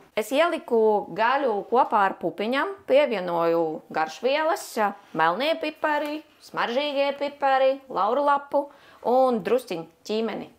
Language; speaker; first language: Latvian; non-native, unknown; Ukrainian